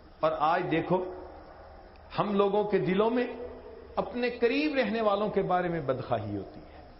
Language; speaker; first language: Urdu; non-native, local second language; Punjabi